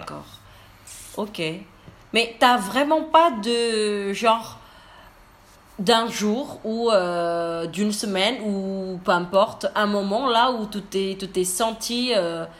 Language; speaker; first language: French; non-native, learner; Indonesian